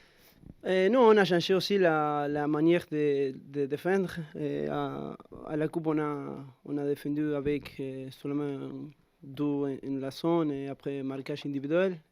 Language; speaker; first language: French; non-native, fluent; Spanish